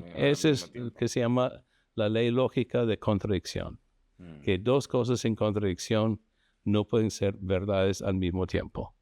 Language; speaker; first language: Spanish; non-native, fluent; English